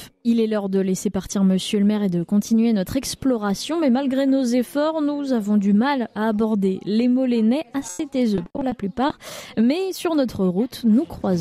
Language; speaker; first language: French; native; French